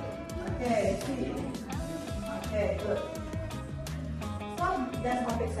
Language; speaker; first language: English; non-native, fluent; Indonesian